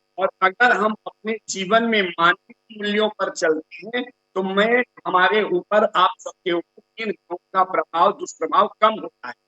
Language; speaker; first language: Hindi; native; Hindi